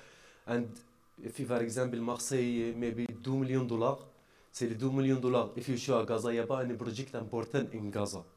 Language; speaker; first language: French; non-native, learner; Arabic